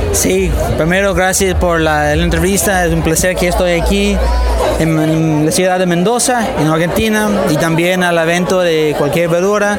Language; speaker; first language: Spanish; non-native, fluent; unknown